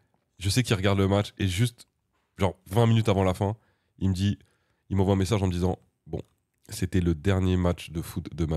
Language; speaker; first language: French; native; French